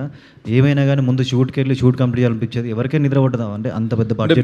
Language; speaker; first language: Telugu; native; Telugu